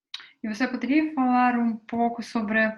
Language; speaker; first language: Portuguese; non-native, fluent; Russian